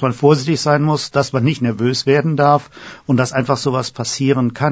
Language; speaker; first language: German; native; German